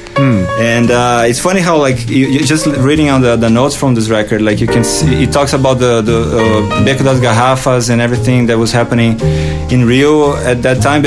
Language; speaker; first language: English; non-native, fluent; Portuguese